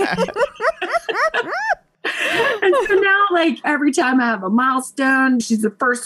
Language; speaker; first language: English; native; English